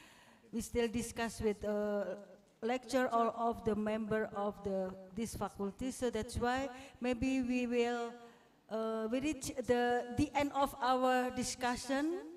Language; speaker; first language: English; non-native, fluent; Indonesian